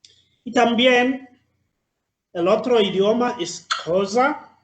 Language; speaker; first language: Spanish; non-native, fluent; Southern Sotho